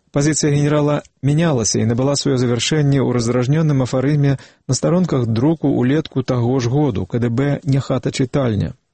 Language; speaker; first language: Belarusian; native; Belarusian